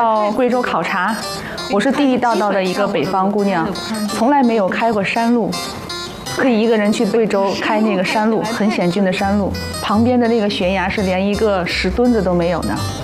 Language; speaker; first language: Chinese; native; Chinese